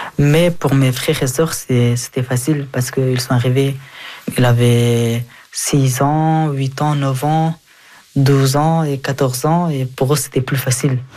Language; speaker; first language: French; early bilingual, other home language; Hazaragi